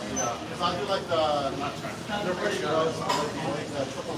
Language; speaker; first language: English; native; English